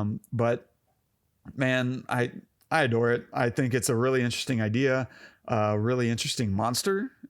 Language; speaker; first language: English; native; English